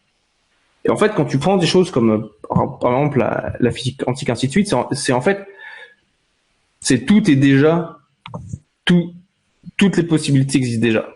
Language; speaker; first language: French; native; French